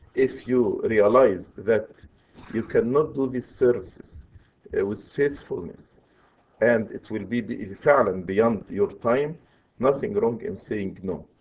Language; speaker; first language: English; non-native, fluent; Arabic